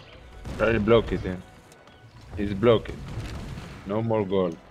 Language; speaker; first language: English; non-native, learner; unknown